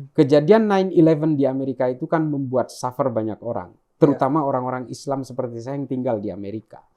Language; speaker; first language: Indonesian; non-native, local second language; Madurese